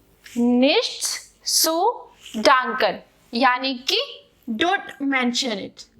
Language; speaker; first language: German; non-native, fluent; Hindi